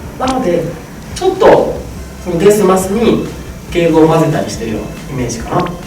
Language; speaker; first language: Japanese; native; Japanese